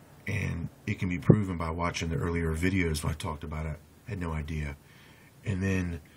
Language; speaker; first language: English; native; English